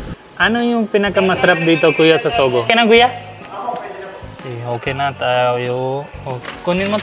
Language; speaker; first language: Filipino; non-native, learner; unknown